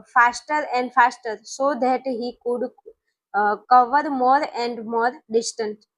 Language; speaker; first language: English; non-native, local second language; Gujarati